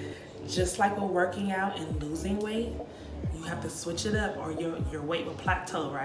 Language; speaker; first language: English; native; English